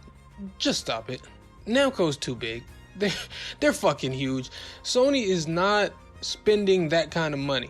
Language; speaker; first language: English; native; English